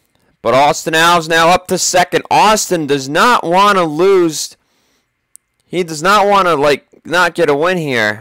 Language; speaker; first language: English; native; English